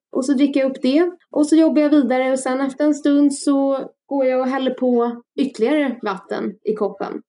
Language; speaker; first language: Swedish; early bilingual, other home language; Russian